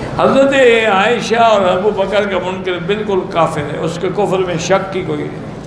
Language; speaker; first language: Urdu; early bilingual, heritage; Urdu